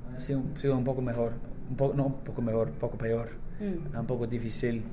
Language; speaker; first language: Spanish; non-native, learner; English